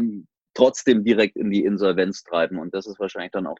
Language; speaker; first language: German; native; German